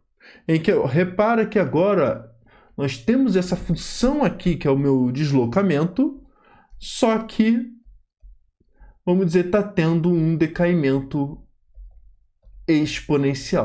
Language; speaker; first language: Portuguese; native; Portuguese